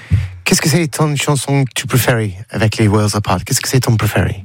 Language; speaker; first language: French; non-native, learner; English